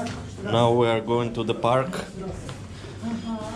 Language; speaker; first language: English; non-native, fluent; Russian